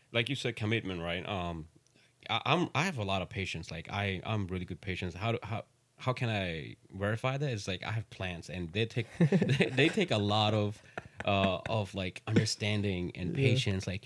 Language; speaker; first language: English; non-native, local second language; Urdu